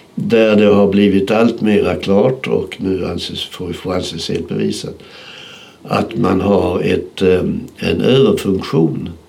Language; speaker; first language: Swedish; native; Swedish